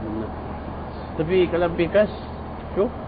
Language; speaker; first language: Arabic; non-native, learner; Filipino